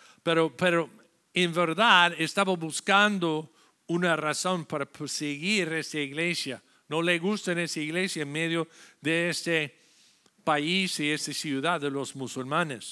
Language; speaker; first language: Spanish; non-native, fluent; English